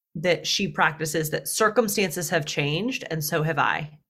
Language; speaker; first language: English; native; English